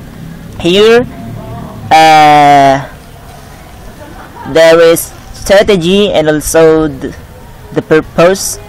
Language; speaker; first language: English; non-native, learner; Indonesian